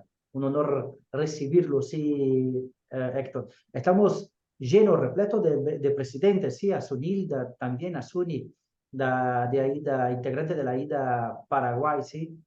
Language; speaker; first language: Spanish; non-native, fluent; Portuguese